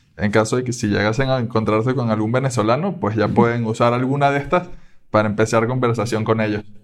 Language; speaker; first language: Spanish; native; Spanish